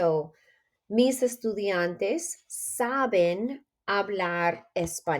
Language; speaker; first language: Spanish; non-native, fluent; English